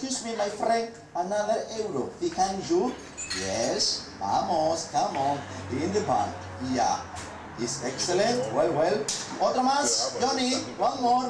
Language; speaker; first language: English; non-native, learner; Spanish